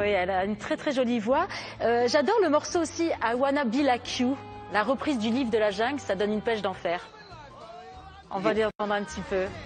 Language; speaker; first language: French; native; French